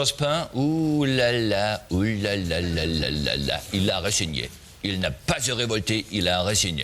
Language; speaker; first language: French; non-native, learner; German